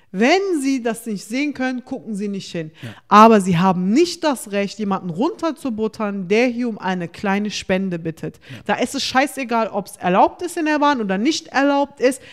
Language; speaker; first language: German; early bilingual, other home language; Turkish